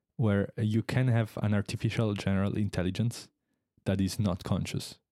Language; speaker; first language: English; non-native, fluent; Italian